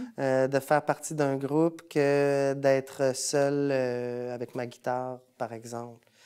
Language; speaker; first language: French; native; French